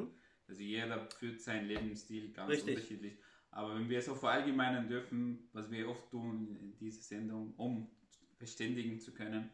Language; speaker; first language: German; non-native, fluent; Arabic